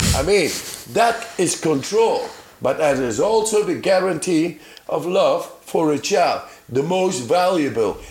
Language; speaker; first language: English; non-native, fluent; Dutch